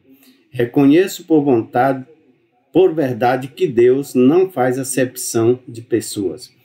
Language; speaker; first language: Portuguese; native; Portuguese